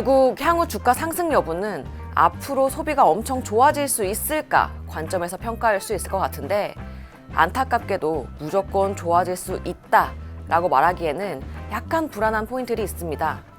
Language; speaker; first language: Korean; native; Korean